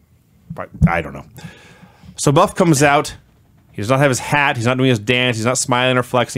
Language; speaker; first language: English; native; English